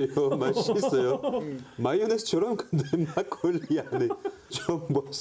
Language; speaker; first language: Korean; non-native, learner; French